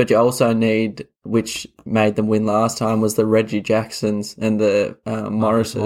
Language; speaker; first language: English; native; English